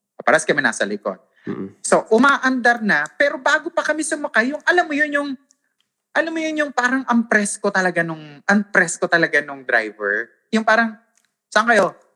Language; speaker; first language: Filipino; non-native, local second language; Waray